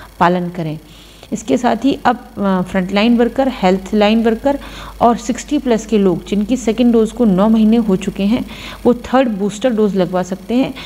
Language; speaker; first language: Hindi; native; Hindi